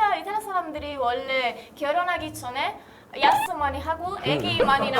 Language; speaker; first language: Korean; early bilingual, other home language; Italian